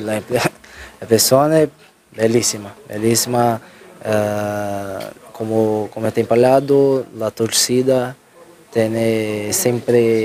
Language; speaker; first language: Italian; non-native, learner; Portuguese